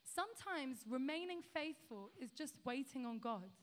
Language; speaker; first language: English; native; English